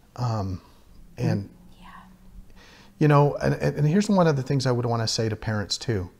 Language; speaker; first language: English; native; English